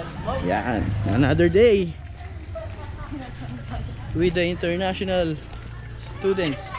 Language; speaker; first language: English; non-native, local second language; Filipino